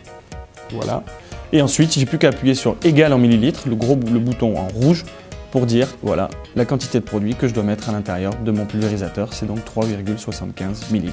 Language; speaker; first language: French; native; French